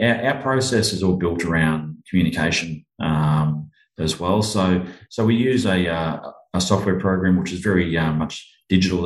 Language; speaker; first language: English; native; English